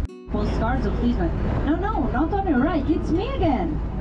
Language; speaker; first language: English; non-native, fluent; Portuguese